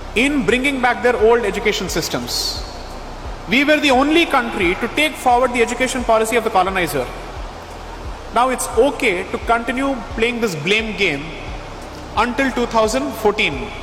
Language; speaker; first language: English; non-native, local second language; Tamil